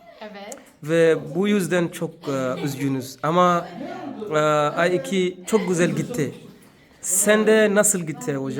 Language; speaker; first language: Turkish; non-native, learner; Arabic